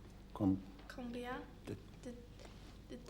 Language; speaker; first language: French; non-native, learner; English